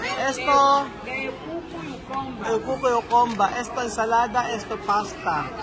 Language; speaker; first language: Spanish; non-native, learner; Filipino